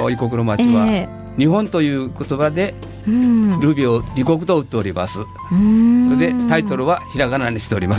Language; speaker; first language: Japanese; native; Japanese